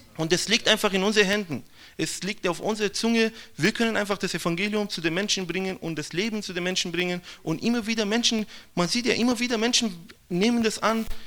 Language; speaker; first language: German; non-native, fluent; Persian